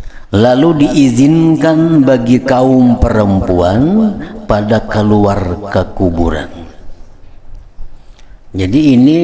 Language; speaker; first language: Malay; non-native, local second language; Banjar